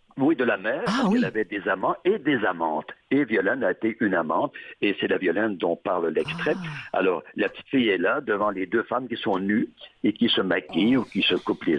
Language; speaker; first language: French; native; French